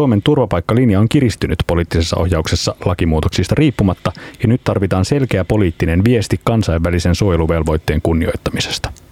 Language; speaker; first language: Finnish; native; Finnish